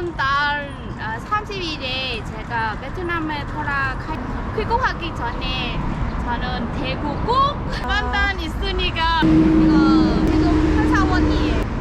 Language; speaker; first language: Korean; non-native, learner; Vietnamese